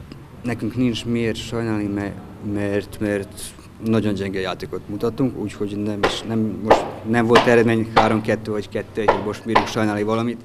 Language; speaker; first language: Hungarian; non-native, fluent; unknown